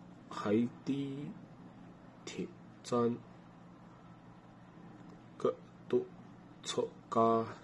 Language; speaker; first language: Cantonese; non-native, learner; Chinese